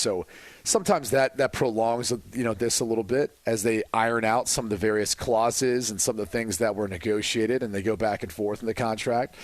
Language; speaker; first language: English; native; English